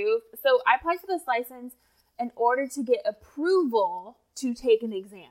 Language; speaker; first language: English; native; English